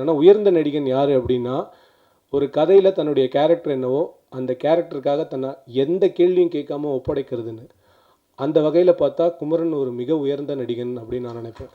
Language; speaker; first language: Tamil; native; Tamil